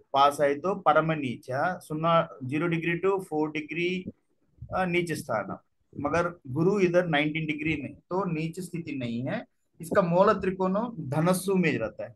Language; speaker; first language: Hindi; non-native, local second language; Telugu